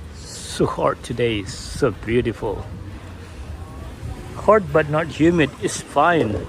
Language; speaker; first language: English; non-native, local second language; Indonesian